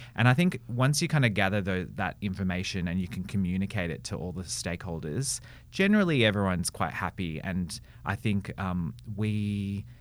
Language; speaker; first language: English; native; English